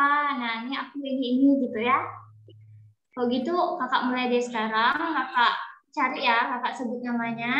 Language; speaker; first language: Indonesian; native; Indonesian